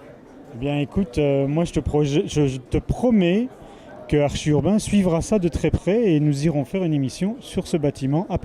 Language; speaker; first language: French; native; French